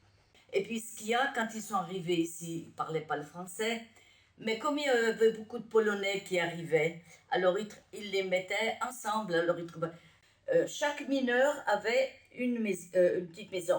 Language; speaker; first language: French; early bilingual, other home language; Polish